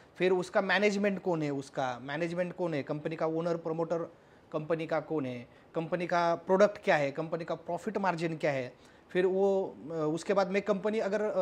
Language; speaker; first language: Hindi; non-native, local second language; Marathi